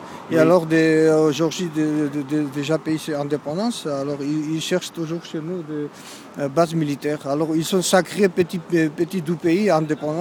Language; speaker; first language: French; non-native, learner; Georgian